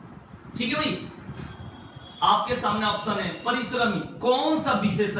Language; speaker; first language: Hindi; native; Hindi